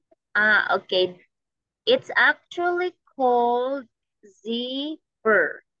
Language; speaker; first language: English; non-native, fluent; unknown